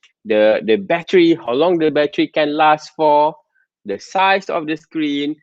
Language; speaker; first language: English; non-native, local second language; Malay